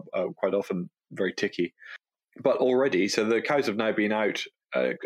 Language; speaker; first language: English; native; English